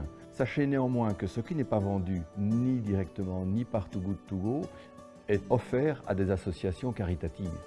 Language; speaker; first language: French; native; French